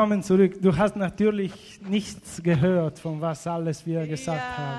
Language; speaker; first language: German; non-native, local second language; Italian